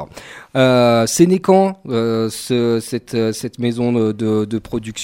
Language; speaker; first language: French; native; French